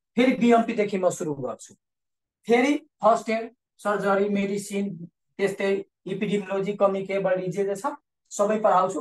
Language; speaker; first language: Nepali; non-native, local second language; Maithili